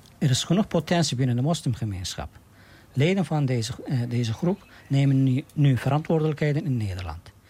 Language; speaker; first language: Dutch; non-native, fluent; Turkish